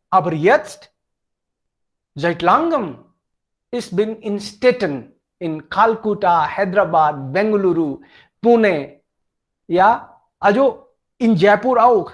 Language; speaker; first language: German; non-native, fluent; Hindi